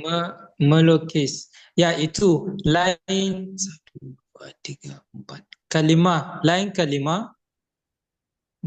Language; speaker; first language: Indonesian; non-native, learner; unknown